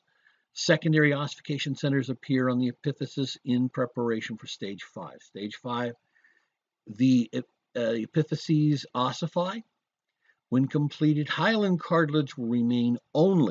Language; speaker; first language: English; native; English